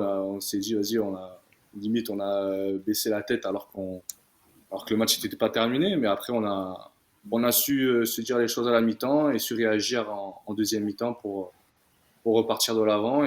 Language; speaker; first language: French; native; French